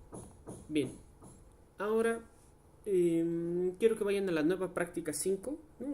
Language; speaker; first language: Spanish; native; Spanish